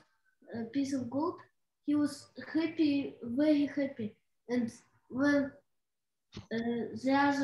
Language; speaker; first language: English; non-native, learner; Russian